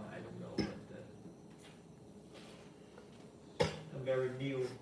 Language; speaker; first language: English; non-native, learner; Vietnamese